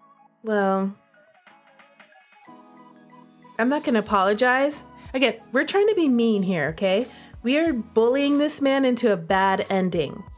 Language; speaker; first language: English; native; English